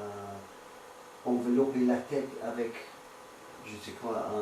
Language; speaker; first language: French; non-native, learner; English